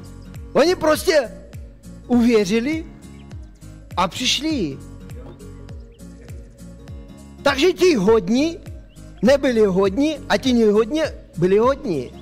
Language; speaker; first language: Czech; non-native, fluent; Russian